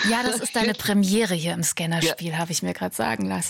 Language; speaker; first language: German; native; German